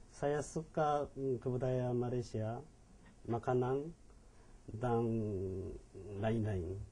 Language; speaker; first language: Indonesian; non-native, learner; Japanese